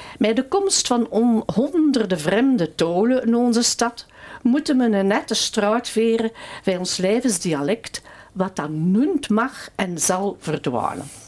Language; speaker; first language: Dutch; native; Dutch